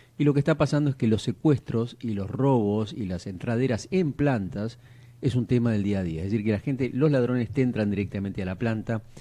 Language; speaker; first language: Spanish; native; Spanish